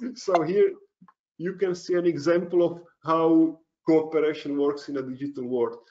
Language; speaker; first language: English; non-native, fluent; Slovak